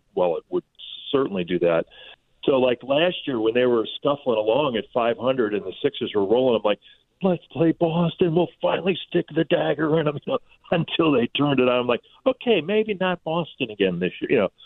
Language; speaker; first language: English; native; English